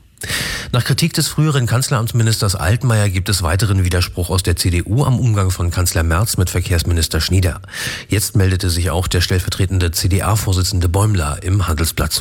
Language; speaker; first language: German; native; German